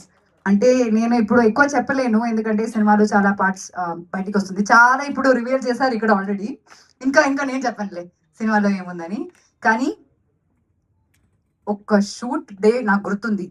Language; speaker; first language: Telugu; non-native, fluent; Malayalam